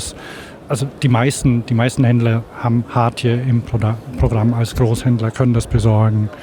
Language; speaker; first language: German; native; German